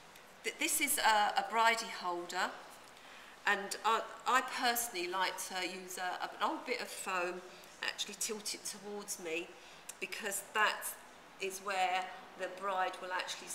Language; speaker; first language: English; native; English